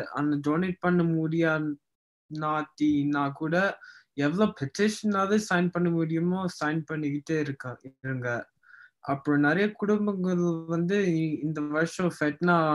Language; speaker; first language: Tamil; early bilingual, heritage; Tamil